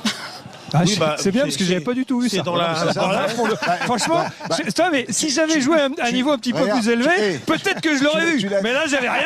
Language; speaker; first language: French; native; French